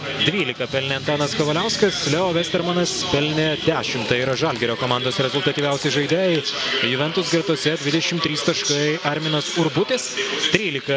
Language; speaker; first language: Lithuanian; native; Lithuanian